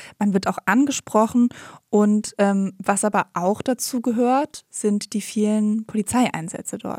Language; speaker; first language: German; native; German